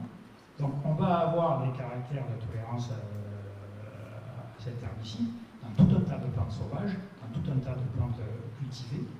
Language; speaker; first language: French; native; French